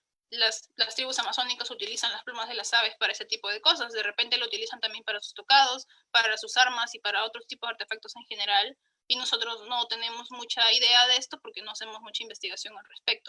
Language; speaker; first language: Spanish; native; Spanish